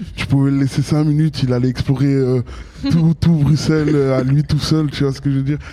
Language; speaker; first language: French; native; French